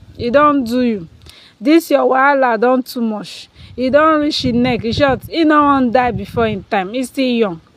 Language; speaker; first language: Nigerian Pidgin; non-native, local second language; Yoruba